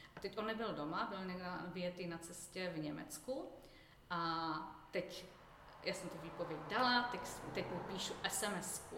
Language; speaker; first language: Czech; native; Czech